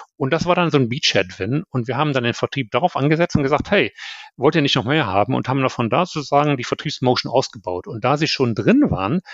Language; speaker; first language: German; native; German